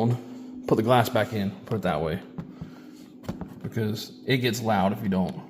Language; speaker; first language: English; native; English